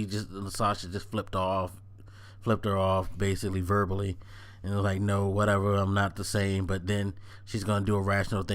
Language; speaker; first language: English; native; English